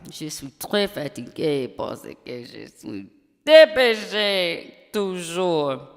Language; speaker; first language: French; non-native, learner; English